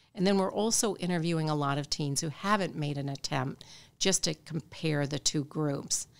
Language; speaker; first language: English; native; English